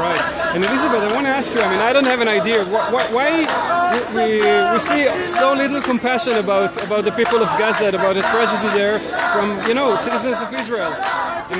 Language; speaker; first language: English; non-native, fluent; Hebrew